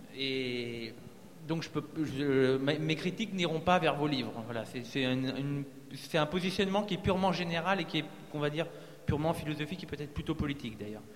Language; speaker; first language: French; native; French